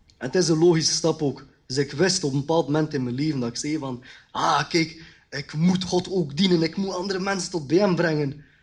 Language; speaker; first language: Dutch; early bilingual, other home language; Khmer